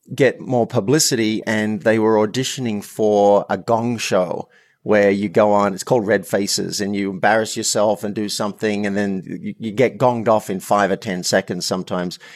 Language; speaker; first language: English; native; English